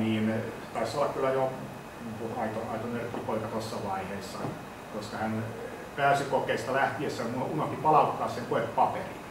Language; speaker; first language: Finnish; native; Finnish